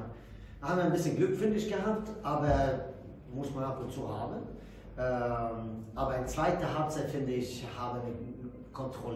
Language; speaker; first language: German; non-native, fluent; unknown